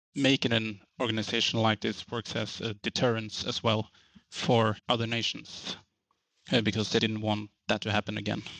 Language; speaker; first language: English; non-native, fluent; Norwegian